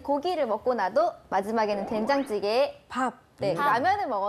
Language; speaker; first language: Korean; native; Korean